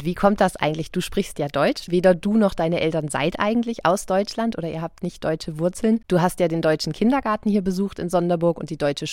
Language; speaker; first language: German; native; German